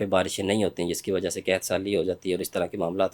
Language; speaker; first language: Urdu; native; Urdu